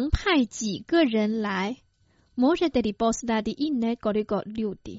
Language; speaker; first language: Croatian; non-native, fluent; Chinese